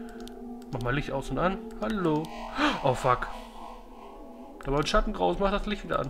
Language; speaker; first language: German; native; German